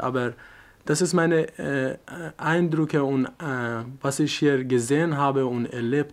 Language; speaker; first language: German; non-native, fluent; Persian